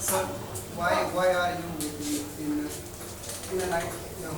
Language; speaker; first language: English; non-native, local second language; Hindi